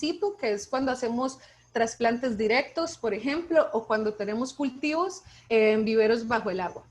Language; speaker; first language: Spanish; native; Spanish